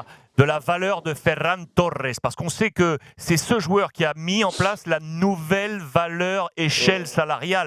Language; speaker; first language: French; native; French